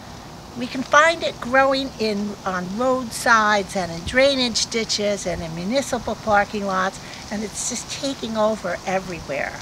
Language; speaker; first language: English; native; English